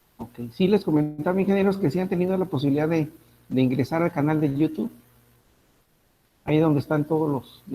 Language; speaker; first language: Spanish; native; Spanish